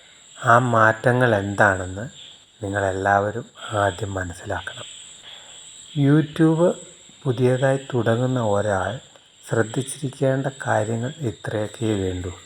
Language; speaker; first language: Malayalam; native; Malayalam